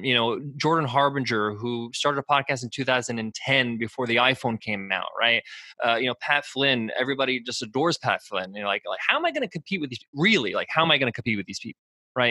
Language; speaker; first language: English; native; English